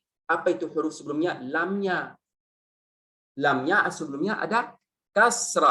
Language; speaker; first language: Indonesian; native; Indonesian